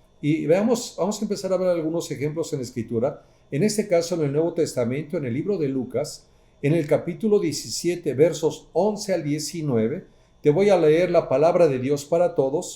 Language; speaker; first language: Spanish; native; Spanish